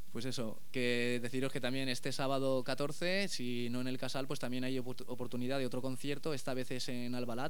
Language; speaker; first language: Spanish; native; Spanish